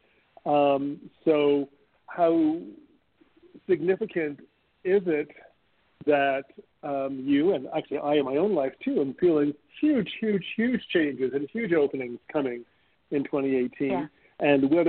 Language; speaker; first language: English; native; English